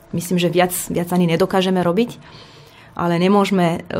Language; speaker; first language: Slovak; non-native, fluent; Romanian